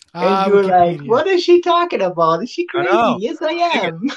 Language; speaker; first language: English; non-native, fluent; German